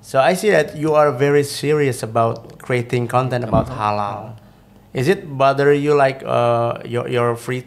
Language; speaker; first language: English; non-native, fluent; Indonesian